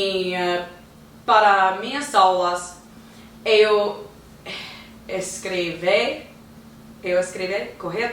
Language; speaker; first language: Portuguese; non-native, learner; English